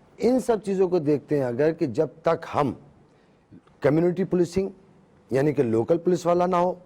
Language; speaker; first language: Urdu; native; Urdu